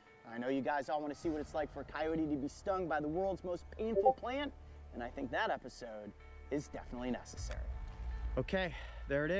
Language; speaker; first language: English; native; English